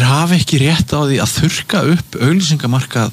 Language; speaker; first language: Icelandic; native; Icelandic